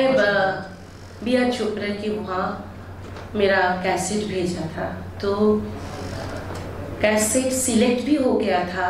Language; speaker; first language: Hindi; non-native, local second language; Bangla